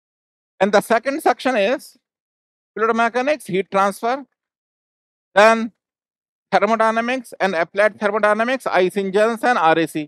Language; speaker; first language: English; non-native, local second language; Hindi